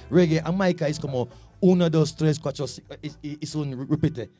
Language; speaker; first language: Spanish; non-native, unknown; Jamaican Creole English